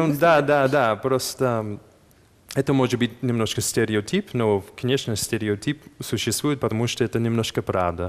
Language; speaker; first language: Russian; non-native, fluent; English